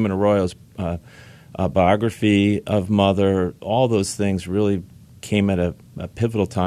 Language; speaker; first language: English; native; English